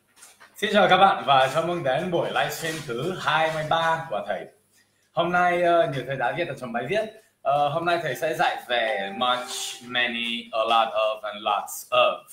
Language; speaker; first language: Vietnamese; non-native, fluent; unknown